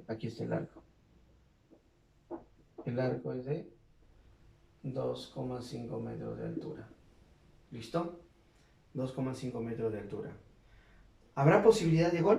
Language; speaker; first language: Spanish; native; Spanish